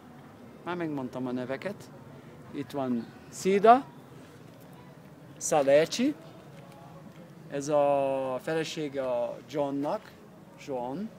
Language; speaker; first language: Hungarian; early bilingual, heritage; Hungarian